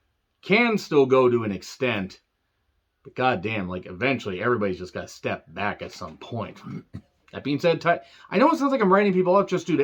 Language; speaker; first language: English; native; English